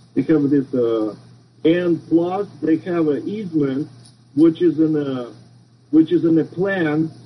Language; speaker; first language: English; non-native, learner; Russian